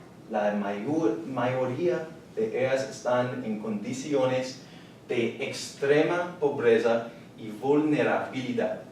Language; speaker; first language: Spanish; non-native, learner; English